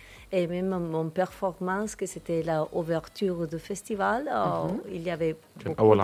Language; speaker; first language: French; non-native, learner; Spanish